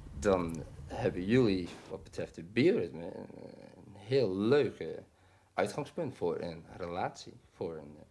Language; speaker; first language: Dutch; non-native, learner; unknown